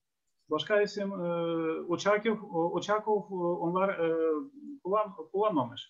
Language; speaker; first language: Turkish; non-native, fluent; Ukrainian